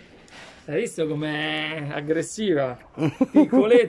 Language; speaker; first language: Italian; native; Italian